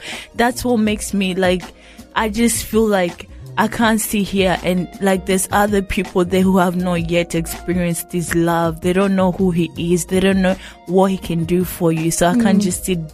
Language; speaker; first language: English; non-native, local second language; Rundi